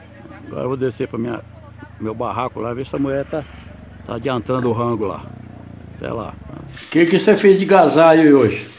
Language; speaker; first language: Portuguese; native; Portuguese